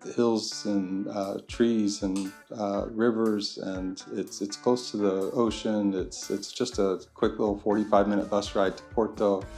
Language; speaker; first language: English; native; English